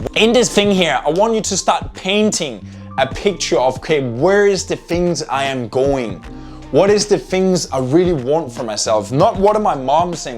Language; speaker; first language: English; non-native, fluent; Danish